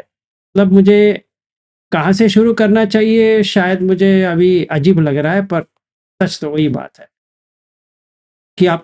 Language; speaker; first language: Hindi; native; Hindi